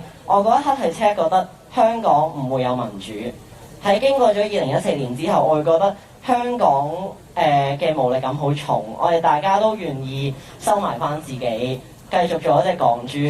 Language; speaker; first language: Cantonese; native; Cantonese